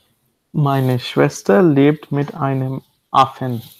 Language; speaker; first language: German; non-native, learner; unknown